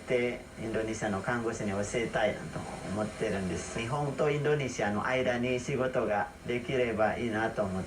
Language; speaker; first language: Japanese; non-native, fluent; Indonesian